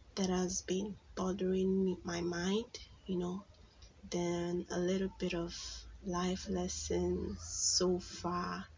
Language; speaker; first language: English; non-native, local second language; Igbo